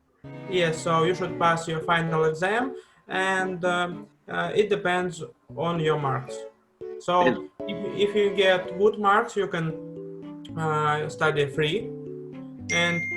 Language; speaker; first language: English; non-native, fluent; Russian